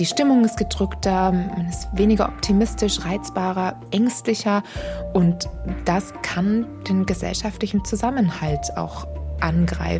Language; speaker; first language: German; native; German